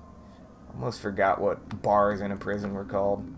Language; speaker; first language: English; native; English